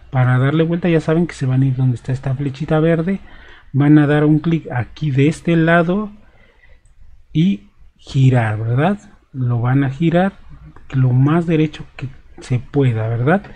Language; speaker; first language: Spanish; native; Spanish